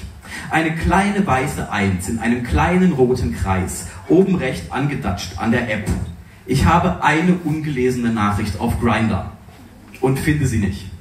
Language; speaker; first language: German; native; German